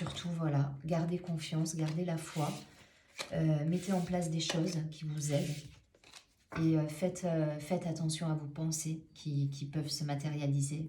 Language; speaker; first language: French; native; French